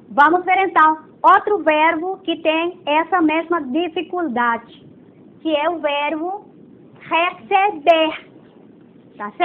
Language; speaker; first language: Portuguese; non-native, fluent; Spanish